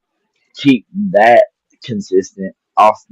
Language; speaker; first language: English; native; English